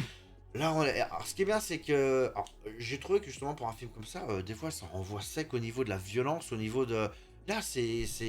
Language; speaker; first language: French; native; French